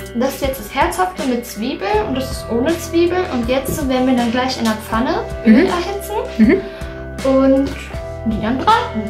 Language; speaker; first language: German; native; German